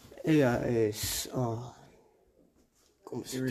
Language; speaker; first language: Spanish; non-native, learner; English